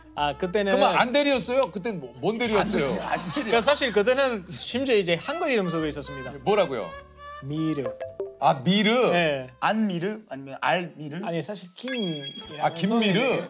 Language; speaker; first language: Korean; non-native, fluent; Spanish